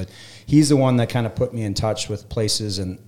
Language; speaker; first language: English; native; English